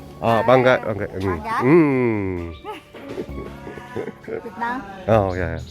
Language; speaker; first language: Vietnamese; non-native, learner; Korean